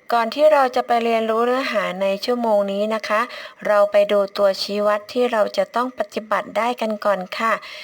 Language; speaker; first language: Thai; native; Thai